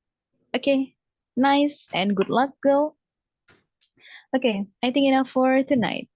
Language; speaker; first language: English; non-native, fluent; Javanese